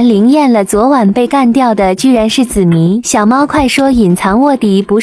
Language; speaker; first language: Chinese; native; Chinese